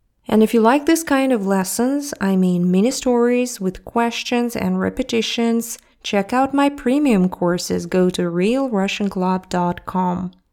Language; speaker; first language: English; non-native, fluent; Russian